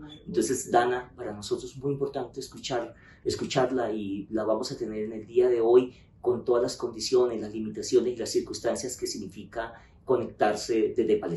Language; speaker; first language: Spanish; native; Spanish